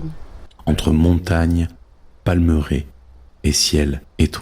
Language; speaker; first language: French; native; French